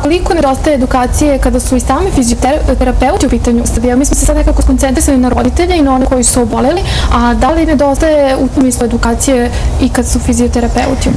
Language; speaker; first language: Serbian; native; Serbian